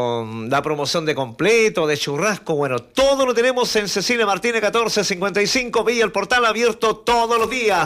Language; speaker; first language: Spanish; native; Spanish